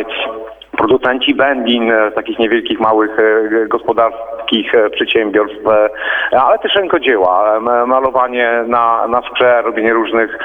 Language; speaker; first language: Polish; native; Polish